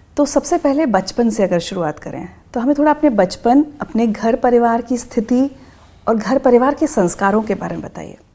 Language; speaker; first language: Hindi; native; Hindi